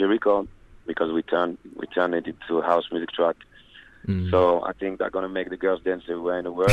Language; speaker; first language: English; non-native, fluent; French